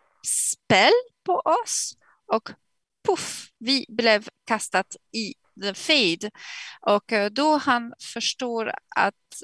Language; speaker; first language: Swedish; non-native, fluent; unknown